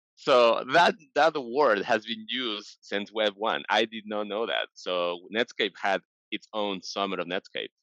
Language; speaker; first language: English; non-native, fluent; Spanish